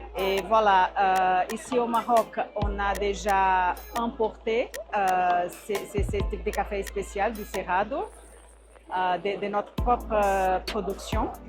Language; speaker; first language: French; non-native, fluent; Portuguese